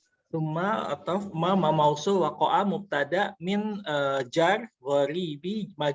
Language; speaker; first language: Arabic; non-native, learner; Indonesian